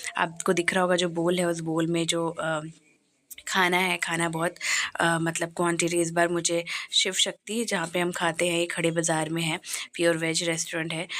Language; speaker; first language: Hindi; non-native, local second language; Bangla